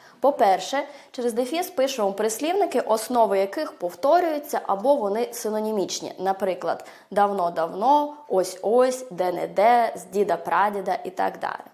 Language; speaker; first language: Ukrainian; early bilingual, heritage; Ukrainian